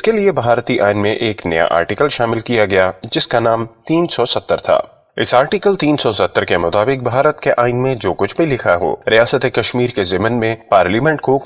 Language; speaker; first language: Urdu; native; Urdu